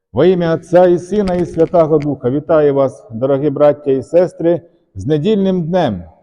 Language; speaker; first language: Ukrainian; native; Ukrainian